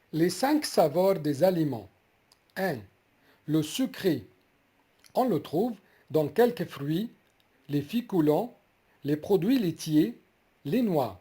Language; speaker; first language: French; non-native, fluent; Arabic